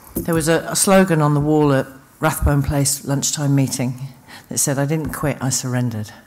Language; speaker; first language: English; native; English